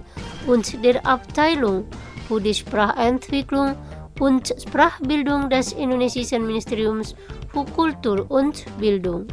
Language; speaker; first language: German; non-native, fluent; Indonesian